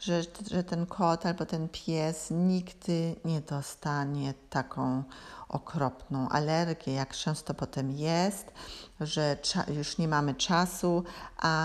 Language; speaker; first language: Polish; non-native, learner; German